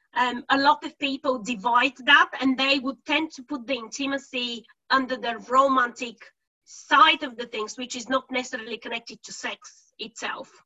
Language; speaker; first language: English; non-native, fluent; Bulgarian